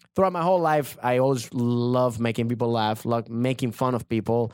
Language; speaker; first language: English; early bilingual, other home language; Spanish